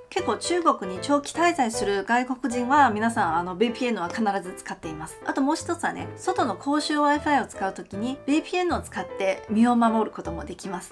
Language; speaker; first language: Japanese; non-native, fluent; Chinese